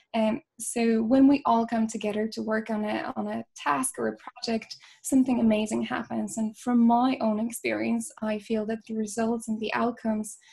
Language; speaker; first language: English; non-native, fluent; Polish